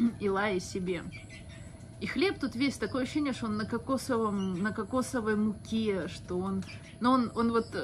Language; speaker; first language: Russian; native; Russian